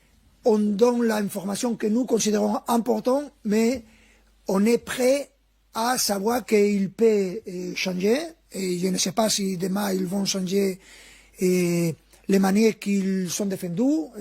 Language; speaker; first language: French; non-native, fluent; Spanish